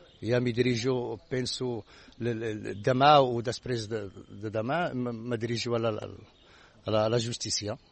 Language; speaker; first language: Catalan; non-native, learner; Arabic